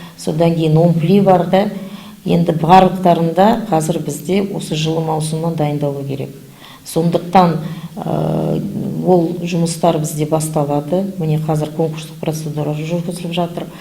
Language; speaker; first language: Kazakh; native; Kazakh